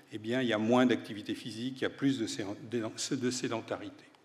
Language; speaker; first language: French; native; French